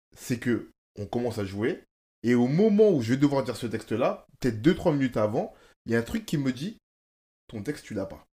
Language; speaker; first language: French; native; French